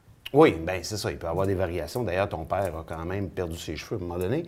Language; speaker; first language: French; native; French